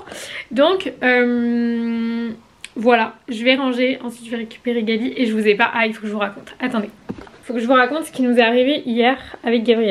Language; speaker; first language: French; native; French